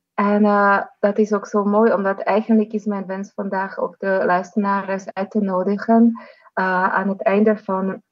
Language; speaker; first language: Dutch; non-native, fluent; Slovak